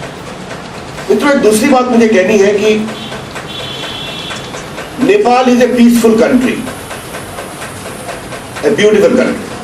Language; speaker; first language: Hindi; native; Hindi